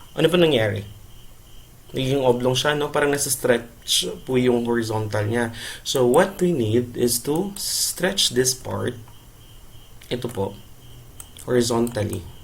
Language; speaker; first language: Filipino; non-native, local second language; Cebuano